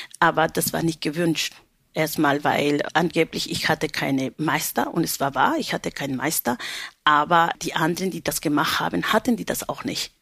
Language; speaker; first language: German; non-native, fluent; Spanish